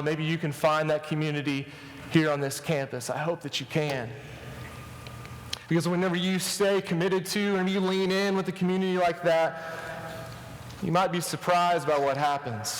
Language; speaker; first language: English; native; English